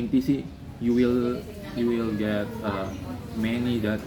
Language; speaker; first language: English; non-native, learner; Indonesian